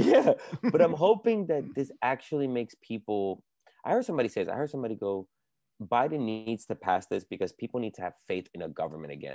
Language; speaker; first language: English; early bilingual, other home language; Spanish